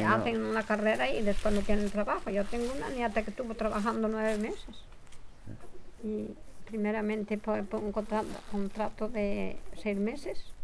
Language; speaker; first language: Spanish; non-native, local second language; Galician